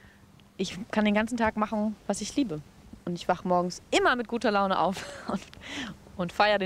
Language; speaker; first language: German; native; German